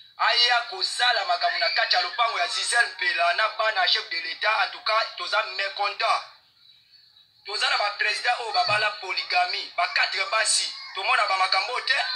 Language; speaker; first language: Lingala; native; Lingala